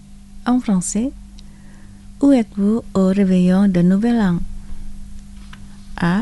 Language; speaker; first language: French; non-native, fluent; Indonesian